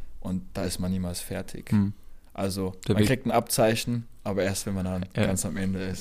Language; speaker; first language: German; native; German